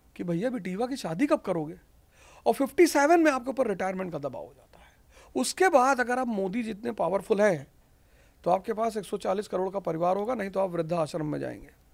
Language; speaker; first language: Hindi; native; Hindi